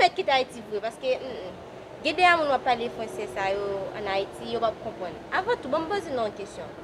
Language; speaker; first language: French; non-native, learner; Haitian Creole